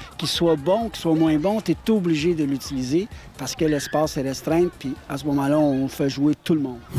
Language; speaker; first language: French; native; French